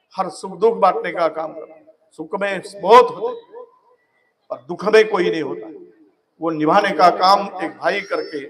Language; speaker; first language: Hindi; non-native, local second language; Marathi